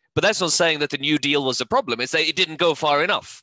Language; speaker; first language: English; non-native, fluent; Norwegian